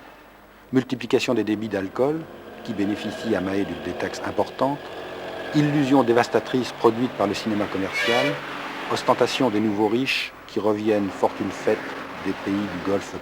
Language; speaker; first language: French; native; French